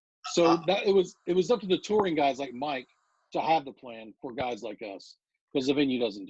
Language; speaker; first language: English; native; English